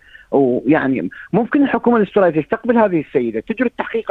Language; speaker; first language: Arabic; native; Arabic